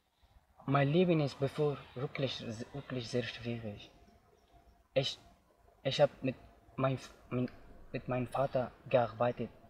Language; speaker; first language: German; non-native, learner; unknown